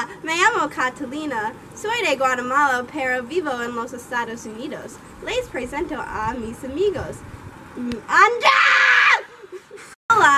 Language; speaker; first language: Spanish; non-native, learner; English